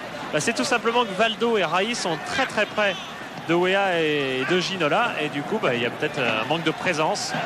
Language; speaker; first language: French; native; French